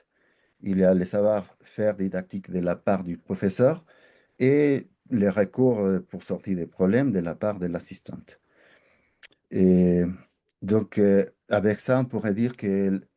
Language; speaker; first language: French; non-native, fluent; Spanish